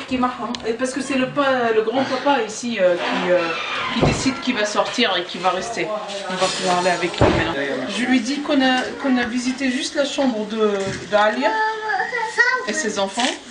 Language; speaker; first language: French; non-native, local second language; Arabic